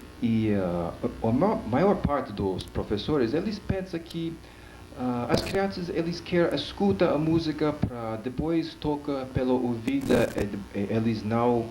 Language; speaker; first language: Portuguese; non-native, fluent; English